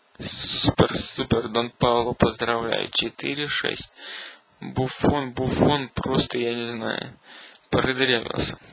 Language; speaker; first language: Russian; native; Russian